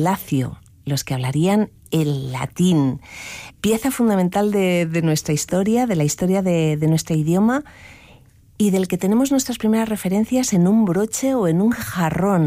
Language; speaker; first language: Spanish; native; Spanish